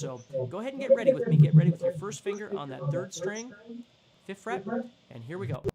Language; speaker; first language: English; native; English